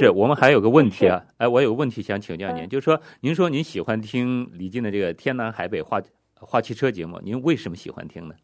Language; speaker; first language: Chinese; native; Chinese